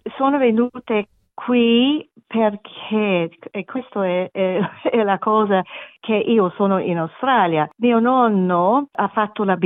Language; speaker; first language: Italian; non-native, learner; German